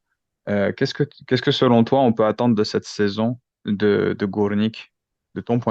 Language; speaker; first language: French; native; French